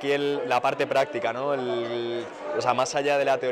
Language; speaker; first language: Spanish; native; Spanish